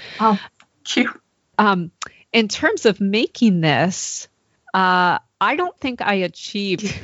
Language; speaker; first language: English; native; English